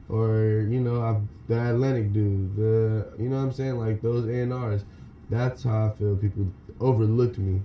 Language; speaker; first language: English; native; English